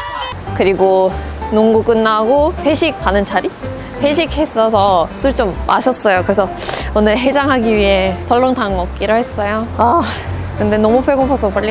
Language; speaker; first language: Korean; non-native, fluent; Swedish